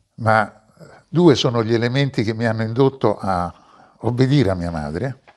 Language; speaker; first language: Italian; native; Italian